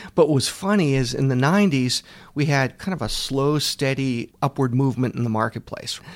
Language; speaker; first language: English; native; English